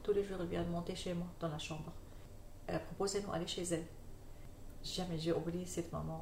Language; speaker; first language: French; non-native, learner; Arabic